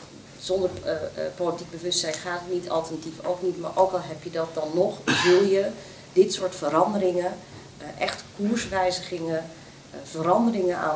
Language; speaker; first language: Dutch; native; Dutch